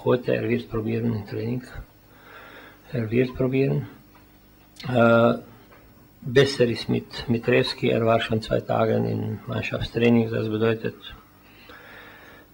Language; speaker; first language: German; non-native, fluent; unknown